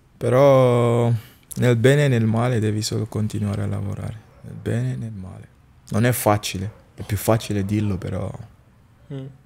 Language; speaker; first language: Italian; non-native, fluent; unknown